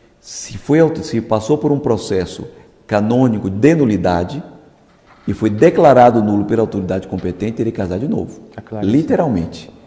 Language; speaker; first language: Portuguese; native; Portuguese